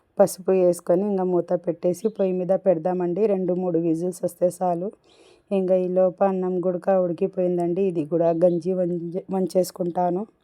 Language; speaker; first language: Telugu; non-native, local second language; Urdu